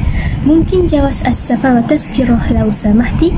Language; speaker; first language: Arabic; non-native, learner; Malay